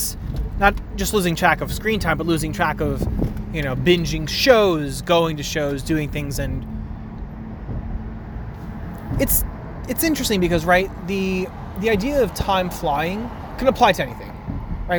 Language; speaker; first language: English; native; English